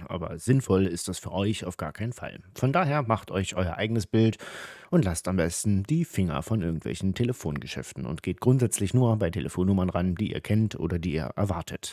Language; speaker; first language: German; native; German